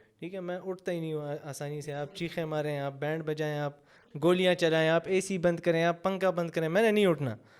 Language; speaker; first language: Urdu; non-native, local second language; Pashto